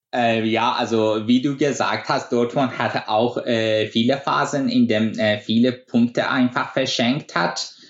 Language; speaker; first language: German; non-native, fluent; Persian